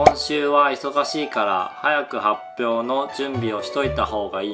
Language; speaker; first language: Japanese; native; Japanese